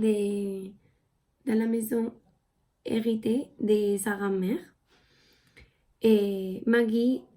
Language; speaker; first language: French; non-native, learner; Spanish